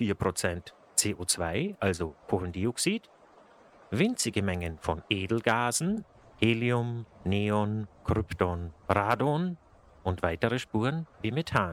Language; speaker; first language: German; native; German